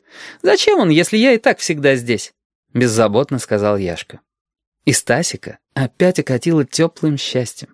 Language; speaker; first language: Russian; native; Russian